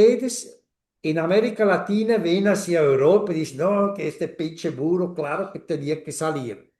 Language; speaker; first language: Spanish; non-native, fluent; German